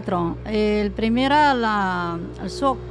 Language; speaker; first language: Spanish; non-native, learner; Arabic